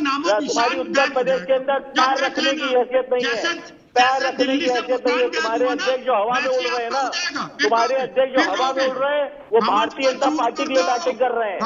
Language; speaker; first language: Hindi; native; Hindi